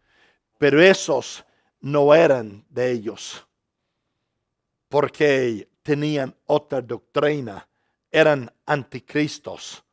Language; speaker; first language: Spanish; non-native, fluent; English